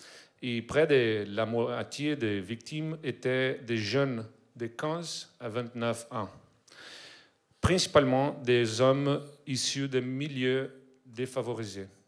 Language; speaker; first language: French; non-native, learner; Portuguese